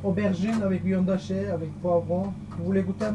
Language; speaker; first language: French; non-native, learner; Turkish